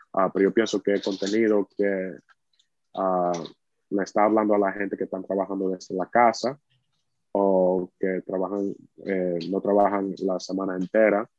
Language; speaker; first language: Spanish; early bilingual, heritage; Spanish